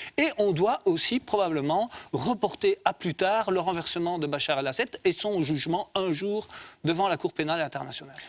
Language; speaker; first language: French; native; French